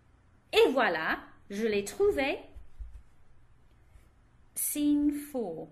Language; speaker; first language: French; non-native, learner; English